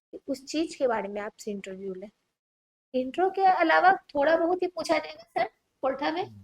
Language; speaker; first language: Hindi; native; Hindi